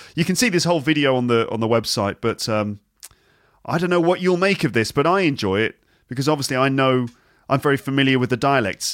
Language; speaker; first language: English; native; English